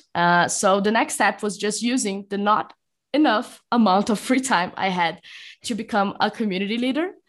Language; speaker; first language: English; non-native, fluent; Portuguese